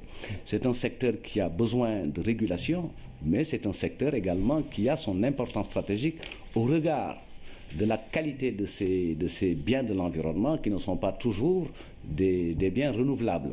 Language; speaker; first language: French; non-native, local second language; Wolof